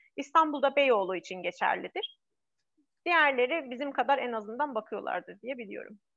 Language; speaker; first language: Turkish; non-native, fluent; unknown